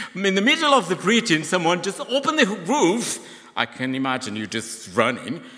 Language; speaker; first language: English; non-native, fluent; Portuguese